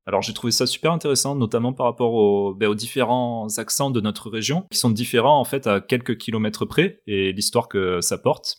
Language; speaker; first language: French; native; French